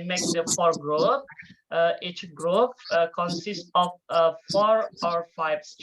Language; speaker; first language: English; non-native, fluent; Indonesian